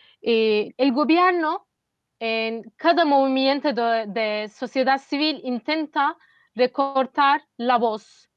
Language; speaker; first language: Spanish; non-native, fluent; Turkish